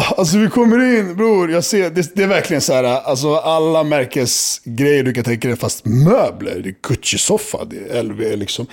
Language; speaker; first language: Swedish; early bilingual, other home language; Serbian